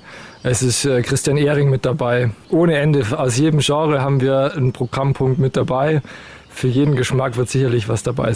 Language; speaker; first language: German; native; German